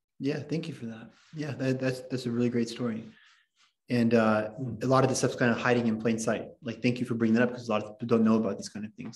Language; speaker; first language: English; native; English